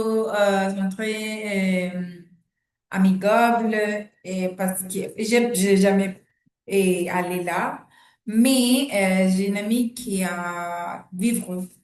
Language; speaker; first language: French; non-native, learner; Spanish